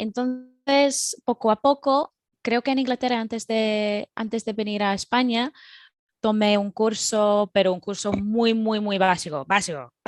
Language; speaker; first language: Spanish; non-native, fluent; English